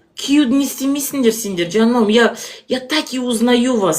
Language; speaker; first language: Russian; non-native, local second language; Kazakh